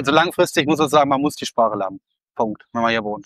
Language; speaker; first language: German; native; German